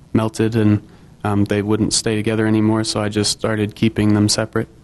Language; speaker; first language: English; native; English